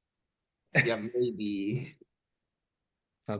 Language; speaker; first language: English; non-native, fluent; Japanese